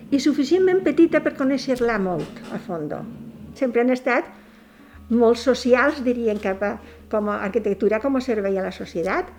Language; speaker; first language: Catalan; native; Catalan